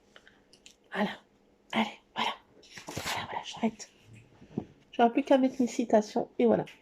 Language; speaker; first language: French; native; French